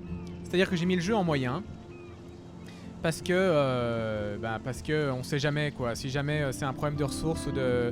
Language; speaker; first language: French; native; French